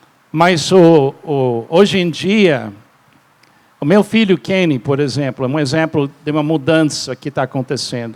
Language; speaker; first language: Portuguese; non-native, fluent; English